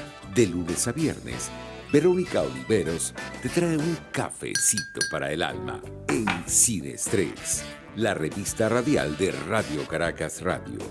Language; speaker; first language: Spanish; native; Spanish